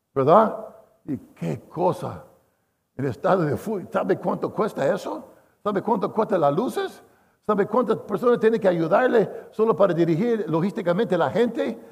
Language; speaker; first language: Spanish; non-native, fluent; English